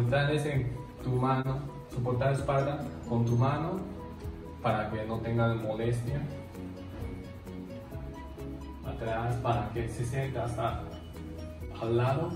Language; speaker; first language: Spanish; non-native, learner; Japanese